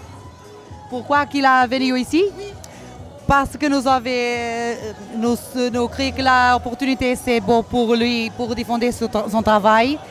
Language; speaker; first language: French; non-native, learner; Portuguese